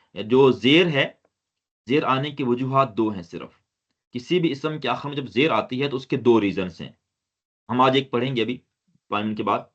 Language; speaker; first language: Urdu; non-native, local second language; Sindhi